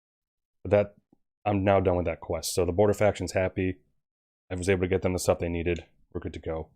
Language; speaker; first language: English; native; English